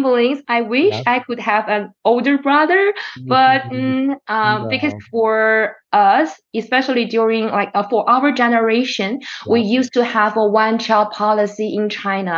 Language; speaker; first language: English; non-native, fluent; Chinese